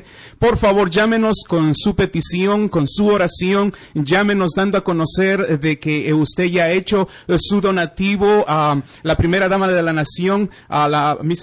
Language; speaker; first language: Spanish; native; Spanish